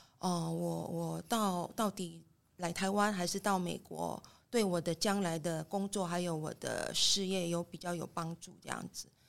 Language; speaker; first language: Chinese; non-native, fluent; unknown